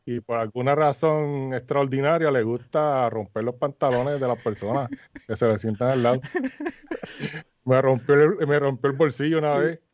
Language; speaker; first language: Spanish; native; Spanish